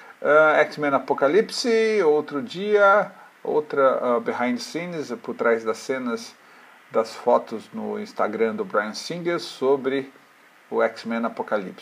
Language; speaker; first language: Portuguese; native; Portuguese